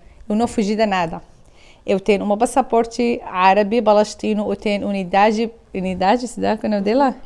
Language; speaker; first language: Portuguese; non-native, learner; Arabic